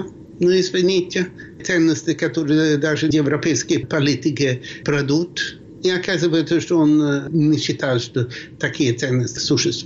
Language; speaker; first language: Russian; non-native, fluent; Swedish